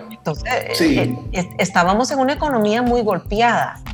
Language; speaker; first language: Spanish; native; Spanish